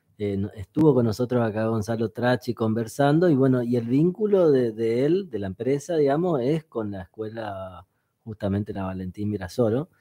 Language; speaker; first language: Spanish; native; Spanish